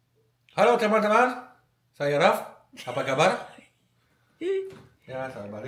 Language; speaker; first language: Indonesian; non-native, learner; French